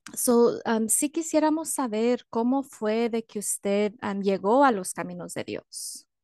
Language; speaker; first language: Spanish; early bilingual, heritage; Spanish